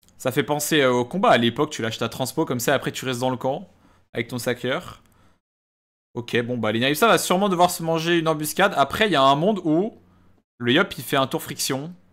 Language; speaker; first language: French; native; French